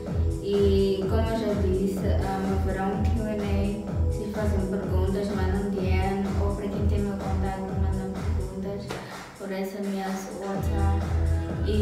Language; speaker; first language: Portuguese; early bilingual, heritage; Portuguese